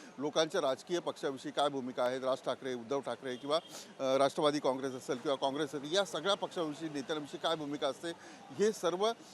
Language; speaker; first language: Marathi; native; Marathi